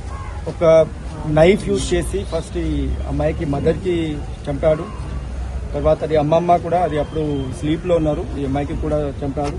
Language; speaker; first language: Telugu; non-native, local second language; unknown